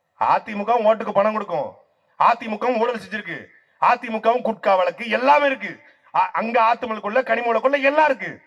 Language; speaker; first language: Tamil; native; Tamil